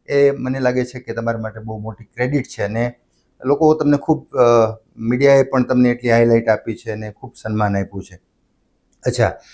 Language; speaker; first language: Gujarati; native; Gujarati